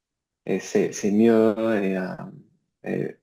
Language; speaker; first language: French; non-native, learner; English